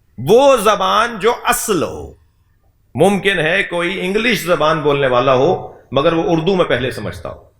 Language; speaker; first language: Urdu; native; Urdu